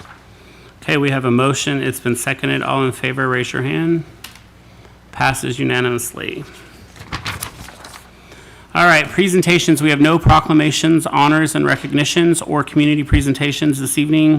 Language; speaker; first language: English; native; English